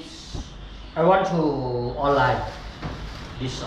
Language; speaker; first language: English; non-native, learner; Thai